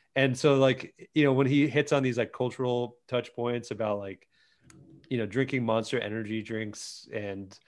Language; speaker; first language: English; early bilingual, other home language; Greek